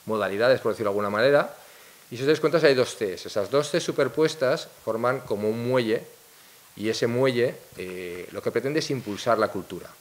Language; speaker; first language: Spanish; non-native, local second language; Catalan